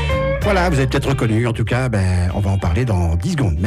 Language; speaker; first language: French; native; French